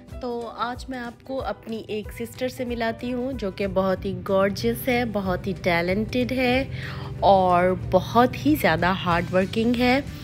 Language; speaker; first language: Urdu; native; Urdu